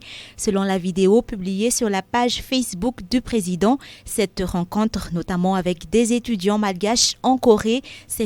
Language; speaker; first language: French; non-native, local second language; Malagasy